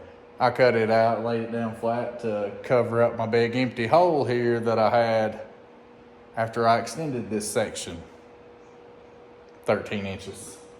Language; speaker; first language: English; native; English